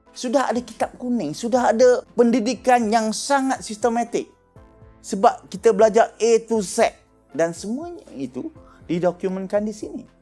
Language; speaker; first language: Malay; native; Malay